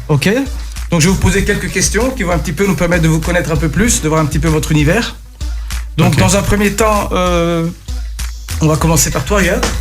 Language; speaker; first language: French; native; French